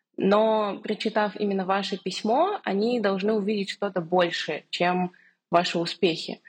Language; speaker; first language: Russian; native; Russian